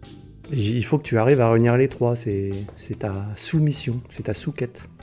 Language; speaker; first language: French; native; French